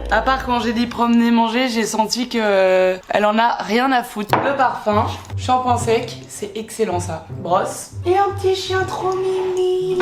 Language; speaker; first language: French; native; French